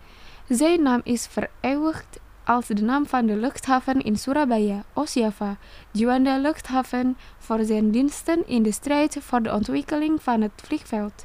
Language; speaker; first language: Dutch; non-native, fluent; Indonesian